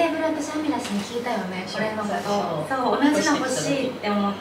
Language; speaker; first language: Japanese; native; Japanese